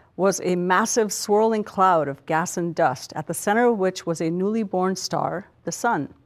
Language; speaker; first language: English; non-native, local second language; Punjabi